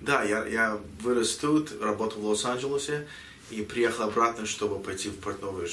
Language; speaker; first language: Russian; early bilingual, heritage; Russian